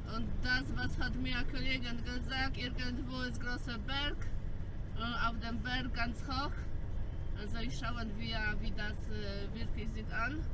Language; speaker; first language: German; non-native, learner; Polish